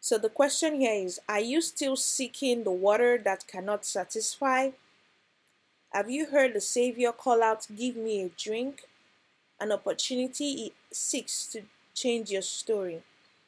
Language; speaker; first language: English; non-native, local second language; Yoruba